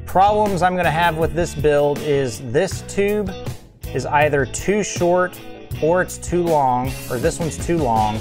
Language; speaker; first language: English; native; English